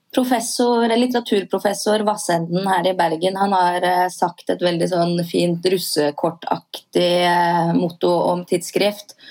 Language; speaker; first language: Norwegian; native; Norwegian